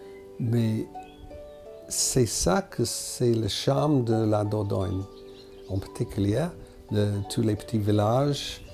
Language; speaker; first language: French; non-native, fluent; English